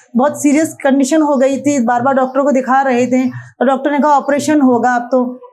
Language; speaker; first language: Hindi; native; Hindi